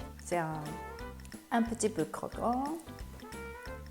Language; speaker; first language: French; non-native, learner; Japanese